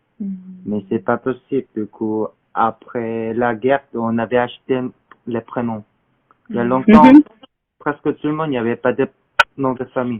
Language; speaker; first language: French; non-native, learner; Korean